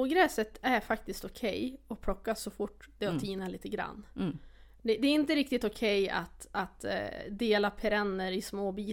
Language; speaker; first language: Swedish; native; Swedish